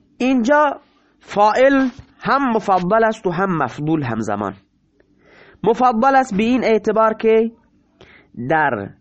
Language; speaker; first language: Persian; non-native, local second language; Baluchi